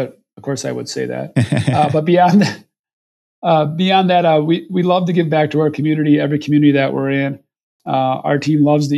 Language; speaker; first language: English; native; English